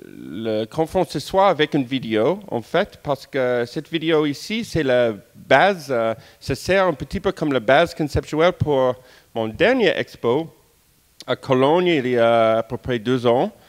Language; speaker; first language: French; non-native, fluent; English